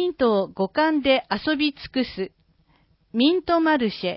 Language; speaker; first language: Japanese; native; Japanese